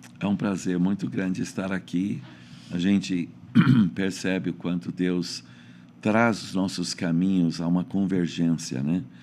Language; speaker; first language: Portuguese; early bilingual, other home language; English